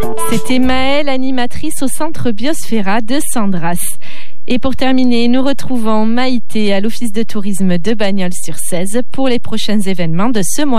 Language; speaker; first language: French; native; French